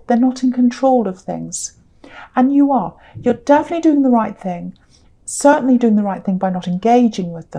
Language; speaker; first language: English; native; English